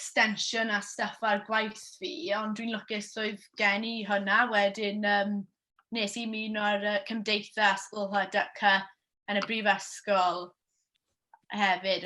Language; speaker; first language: Welsh; non-native, local second language; English